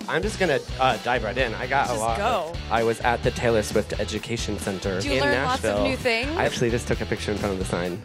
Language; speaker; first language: English; native; English